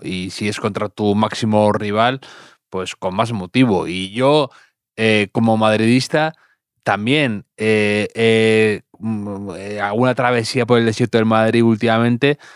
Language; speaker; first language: Spanish; native; Spanish